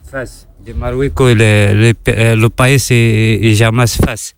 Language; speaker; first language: Spanish; non-native, learner; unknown